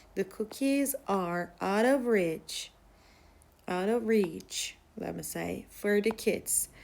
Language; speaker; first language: English; non-native, fluent; Turkish